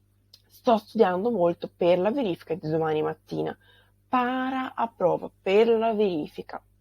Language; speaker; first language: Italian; non-native, fluent; Portuguese